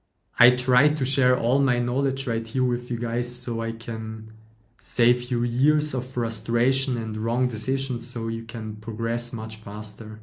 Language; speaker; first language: English; non-native, fluent; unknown